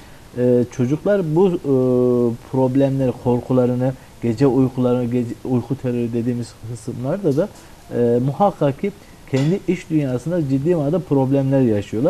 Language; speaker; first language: Turkish; native; Turkish